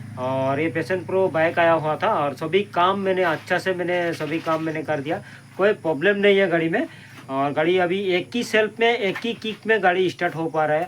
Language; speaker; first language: Hindi; non-native, local second language; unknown